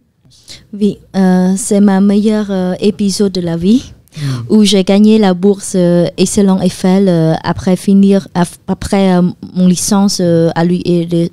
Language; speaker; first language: French; non-native, fluent; Khmer